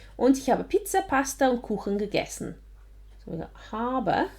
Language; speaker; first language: German; non-native, fluent; English